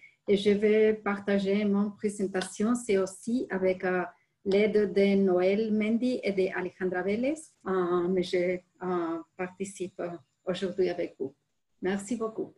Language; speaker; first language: French; non-native, fluent; Spanish